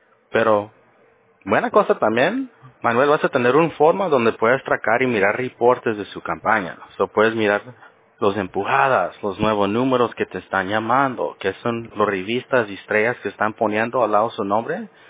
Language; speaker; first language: Spanish; early bilingual, heritage; Spanish